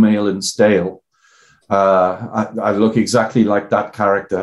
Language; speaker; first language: English; native; English